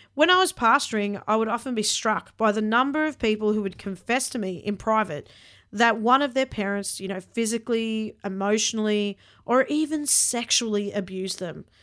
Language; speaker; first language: English; early bilingual, other home language; Hindi